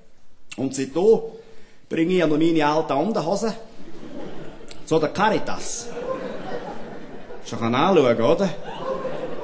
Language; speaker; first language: German; native; German